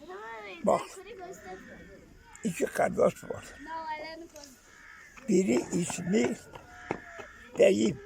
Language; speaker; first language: Turkish; non-native, local second language; Kurdish